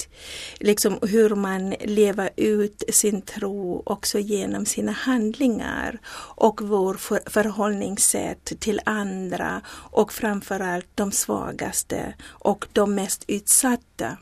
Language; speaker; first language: Swedish; non-native, fluent; Zulu